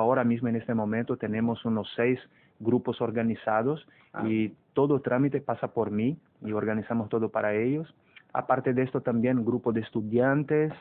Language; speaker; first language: Spanish; non-native, fluent; Portuguese